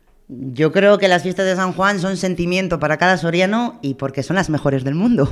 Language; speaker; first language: Spanish; native; Spanish